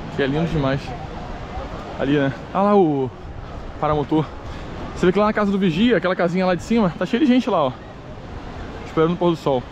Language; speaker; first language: Portuguese; native; Portuguese